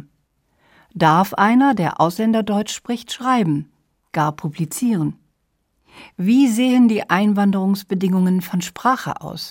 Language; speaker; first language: German; native; German